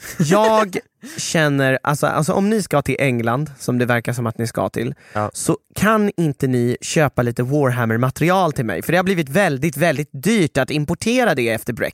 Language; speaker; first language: Swedish; native; Swedish